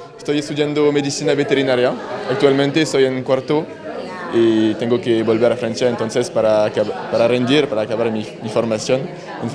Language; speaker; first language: Spanish; non-native, learner; French